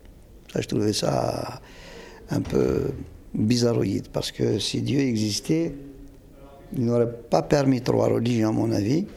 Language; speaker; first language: French; non-native, local second language; Kabyle